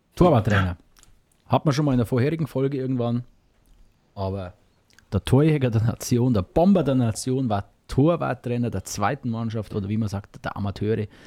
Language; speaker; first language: German; native; German